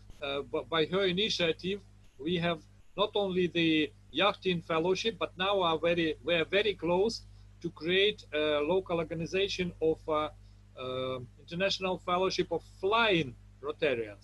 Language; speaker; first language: English; non-native, fluent; Ukrainian